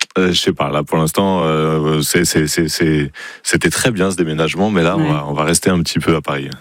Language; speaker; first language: French; native; French